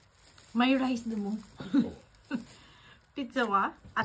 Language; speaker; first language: Japanese; non-native, learner; Filipino